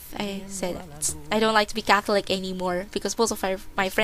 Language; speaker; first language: English; non-native, local second language; Filipino